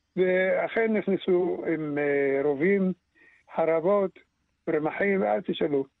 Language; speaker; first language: Hebrew; early bilingual, other home language; Arabic